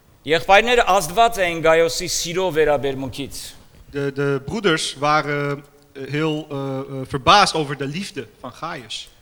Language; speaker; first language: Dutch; non-native, fluent; Armenian